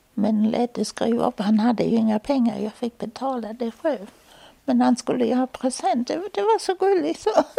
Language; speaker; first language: Swedish; non-native, fluent; German